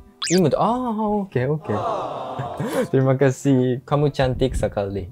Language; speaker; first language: Indonesian; non-native, fluent; Japanese